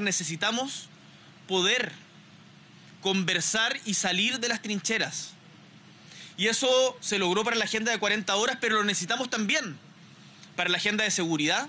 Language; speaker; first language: Spanish; native; Spanish